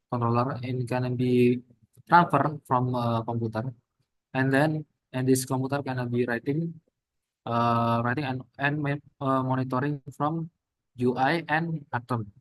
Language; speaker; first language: English; non-native, learner; Indonesian